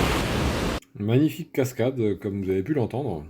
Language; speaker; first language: French; native; French